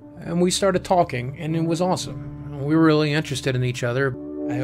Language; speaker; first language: English; native; English